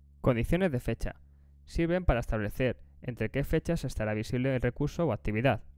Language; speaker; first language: Spanish; native; Spanish